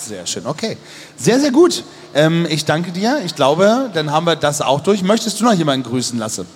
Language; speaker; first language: German; native; German